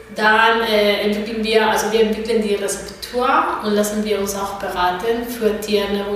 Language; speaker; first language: German; non-native, fluent; Spanish